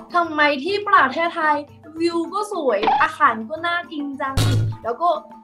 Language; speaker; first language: Thai; non-native, fluent; Chinese